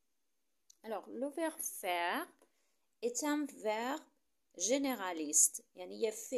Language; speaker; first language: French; non-native, fluent; Persian